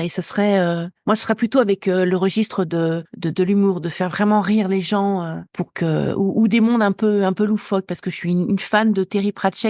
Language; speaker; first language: French; native; French